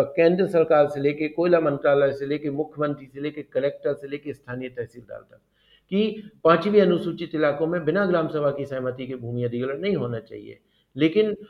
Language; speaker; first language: Hindi; native; Hindi